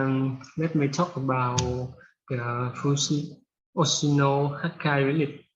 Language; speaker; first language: English; non-native, learner; Vietnamese